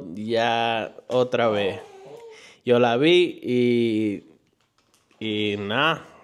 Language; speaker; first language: Spanish; early bilingual, heritage; Spanish